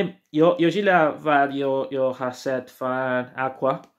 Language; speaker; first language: Swedish; non-native, learner; Portuguese